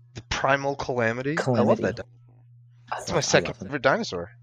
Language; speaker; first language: English; native; English